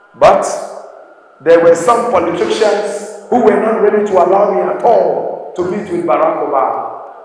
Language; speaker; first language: English; non-native, local second language; Akan